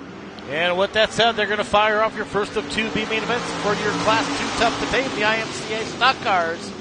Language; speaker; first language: English; native; English